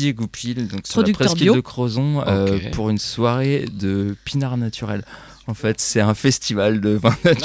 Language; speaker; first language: French; native; French